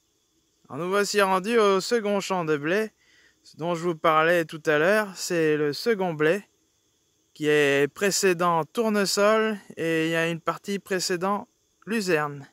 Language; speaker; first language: French; native; French